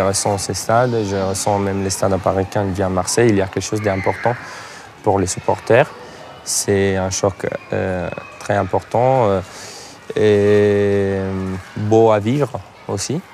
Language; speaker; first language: French; non-native, fluent; Italian